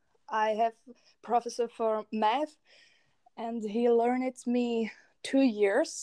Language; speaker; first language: English; non-native, learner; Czech